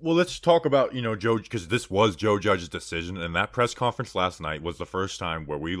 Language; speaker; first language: English; native; English